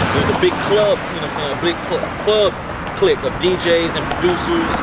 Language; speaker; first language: English; native; English